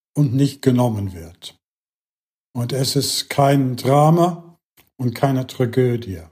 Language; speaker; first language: German; non-native, fluent; English